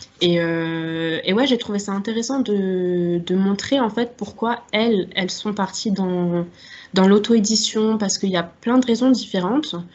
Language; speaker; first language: French; native; French